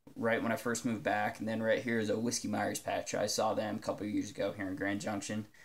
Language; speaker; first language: English; native; English